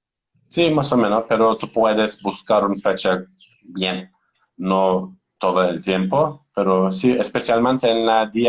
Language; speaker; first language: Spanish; non-native, learner; Turkish